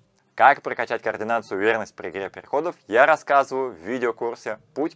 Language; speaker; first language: Russian; native; Russian